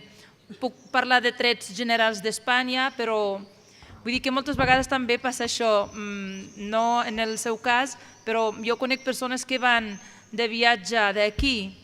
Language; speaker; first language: Catalan; non-native, fluent; Arabic